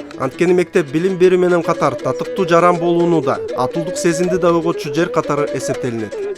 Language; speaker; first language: Kyrgyz; native; Kyrgyz